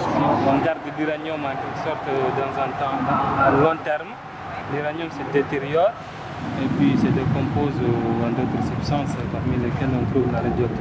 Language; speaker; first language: French; native; French